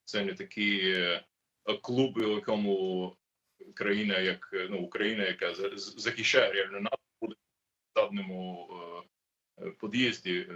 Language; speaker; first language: Ukrainian; non-native, learner; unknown